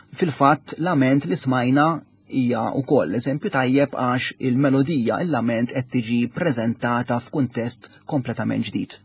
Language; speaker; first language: Maltese; native; Maltese